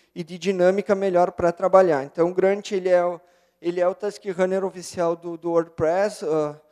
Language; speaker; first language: Portuguese; native; Portuguese